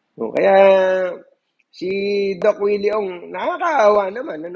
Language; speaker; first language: Filipino; native; Filipino